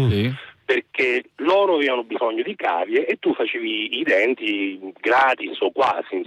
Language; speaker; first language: Italian; native; Italian